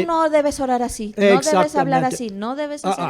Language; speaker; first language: Spanish; native; Spanish